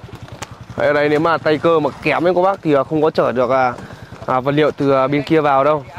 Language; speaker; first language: Vietnamese; native; Vietnamese